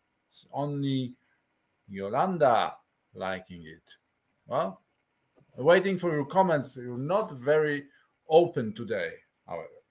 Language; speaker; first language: English; non-native, fluent; Polish